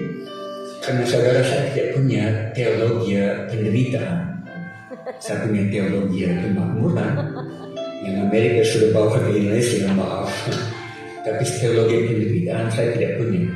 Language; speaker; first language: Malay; non-native, fluent; English